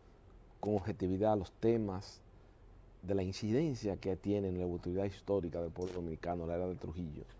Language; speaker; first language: Spanish; native; Spanish